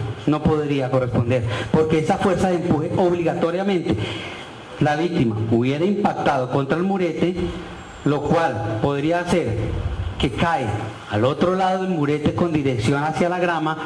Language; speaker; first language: Spanish; native; Spanish